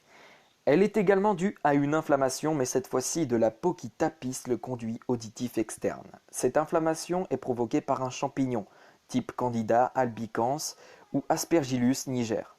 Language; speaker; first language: French; native; French